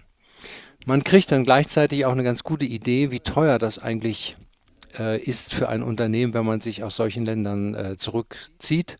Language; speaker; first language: German; native; German